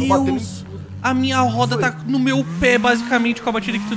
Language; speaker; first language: Portuguese; native; Portuguese